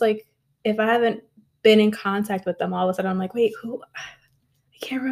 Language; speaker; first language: English; early bilingual, other home language; Spanish